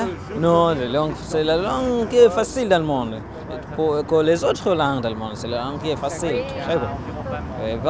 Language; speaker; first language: French; non-native, learner; Swahili